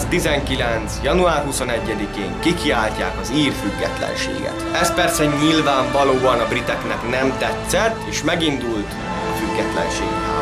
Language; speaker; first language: Hungarian; native; Hungarian